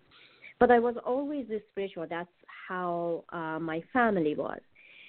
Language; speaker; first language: English; non-native, fluent; Persian